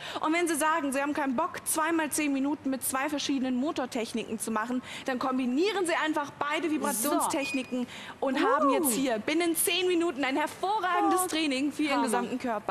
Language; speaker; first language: German; native; German